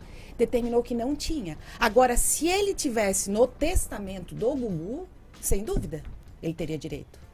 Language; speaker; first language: Portuguese; native; Portuguese